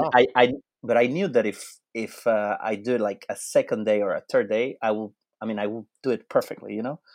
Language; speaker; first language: English; non-native, fluent; Spanish